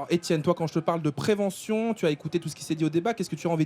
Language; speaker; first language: French; native; French